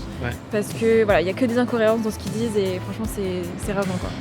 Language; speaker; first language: French; native; French